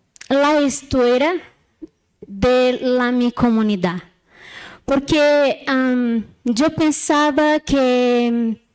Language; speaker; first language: Spanish; non-native, learner; Portuguese